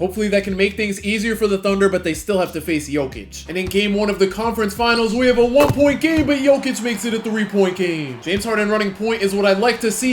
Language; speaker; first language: English; native; English